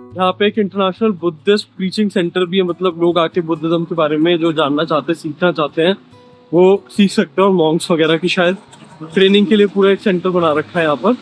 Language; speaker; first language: Hindi; native; Hindi